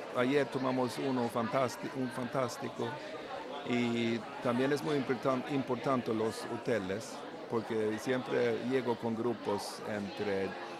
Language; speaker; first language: Spanish; non-native, learner; Swedish